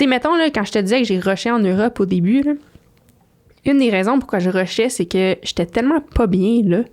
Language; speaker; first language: French; native; French